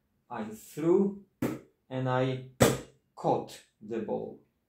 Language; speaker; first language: English; non-native, fluent; Polish